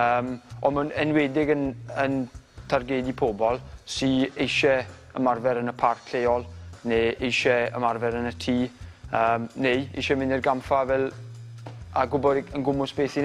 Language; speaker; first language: Welsh; native; Welsh